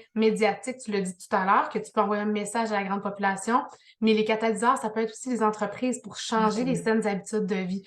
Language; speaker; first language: French; native; French